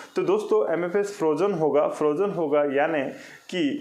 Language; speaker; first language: Hindi; non-native, local second language; Marathi